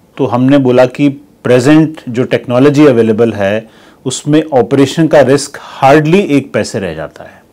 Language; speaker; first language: Hindi; native; Hindi